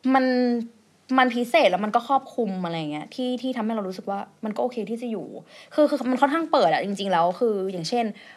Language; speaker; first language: Thai; native; Thai